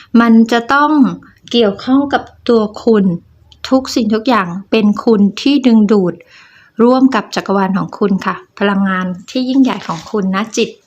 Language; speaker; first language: Thai; native; Thai